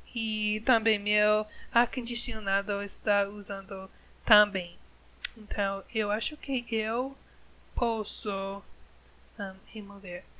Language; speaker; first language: Portuguese; non-native, learner; English